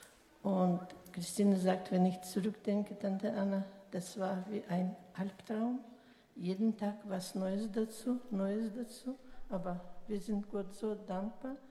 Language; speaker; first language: German; non-native, learner; Russian